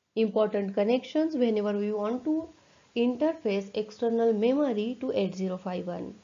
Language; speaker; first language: English; non-native, local second language; Marathi